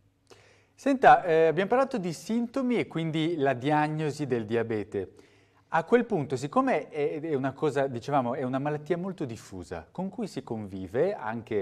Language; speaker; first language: Italian; native; Italian